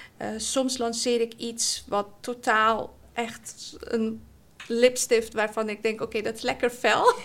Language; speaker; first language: Dutch; early bilingual, other home language; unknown